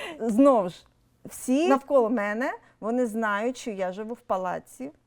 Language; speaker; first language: Ukrainian; non-native, local second language; Russian